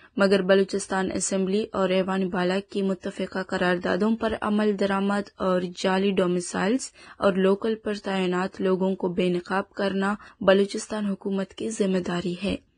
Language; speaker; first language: Urdu; non-native, local second language; Baluchi